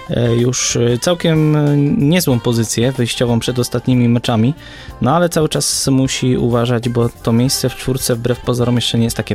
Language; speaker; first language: Polish; native; Polish